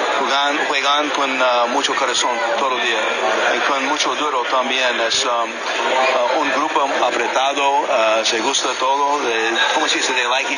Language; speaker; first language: Spanish; non-native, learner; English